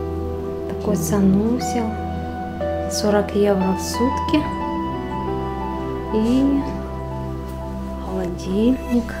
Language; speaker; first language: Russian; native; Russian